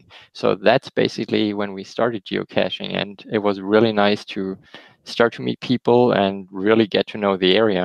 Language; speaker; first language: English; non-native, fluent; German